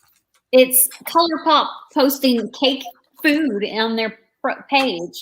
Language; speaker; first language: English; native; English